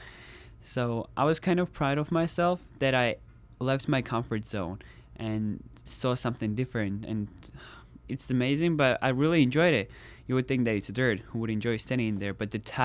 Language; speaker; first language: English; non-native, fluent; Georgian